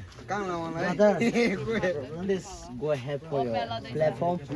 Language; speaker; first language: English; non-native, learner; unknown